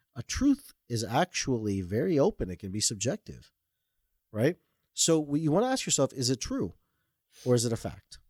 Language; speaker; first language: English; native; English